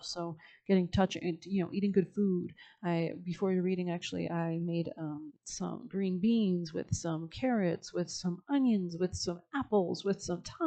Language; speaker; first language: English; native; English